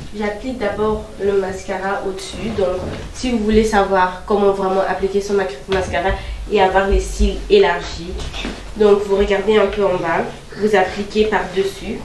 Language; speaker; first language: French; non-native, local second language; Lingala